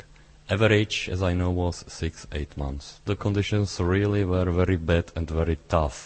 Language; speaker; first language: English; non-native, fluent; Czech